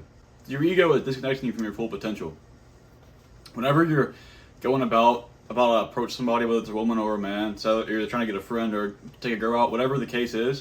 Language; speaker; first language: English; native; English